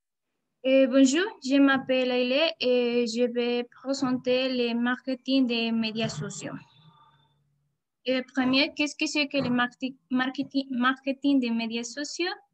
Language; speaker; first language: French; non-native, learner; Spanish